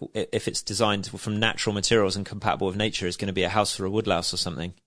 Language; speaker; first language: English; native; English